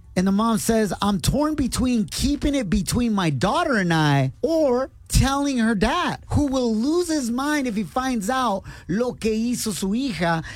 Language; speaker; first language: English; early bilingual, other home language; Spanish